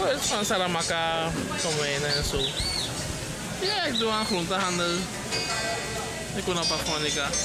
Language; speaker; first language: Dutch; non-native, local second language; Sranan Tongo